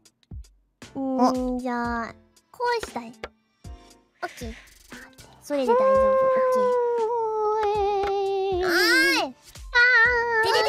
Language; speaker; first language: Japanese; non-native, fluent; English